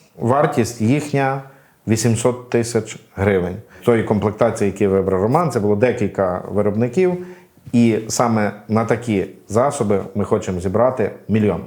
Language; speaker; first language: Ukrainian; native; Ukrainian